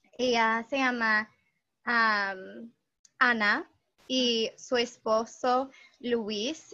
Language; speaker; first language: Spanish; non-native, fluent; English